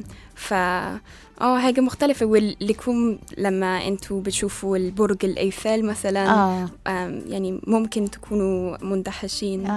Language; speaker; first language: Arabic; non-native, learner; English